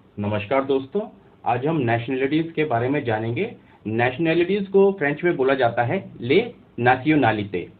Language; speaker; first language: Hindi; native; Hindi